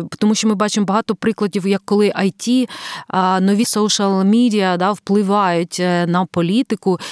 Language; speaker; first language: Ukrainian; native; Ukrainian